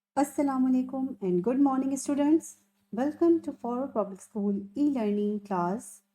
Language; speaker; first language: English; non-native, local second language; Urdu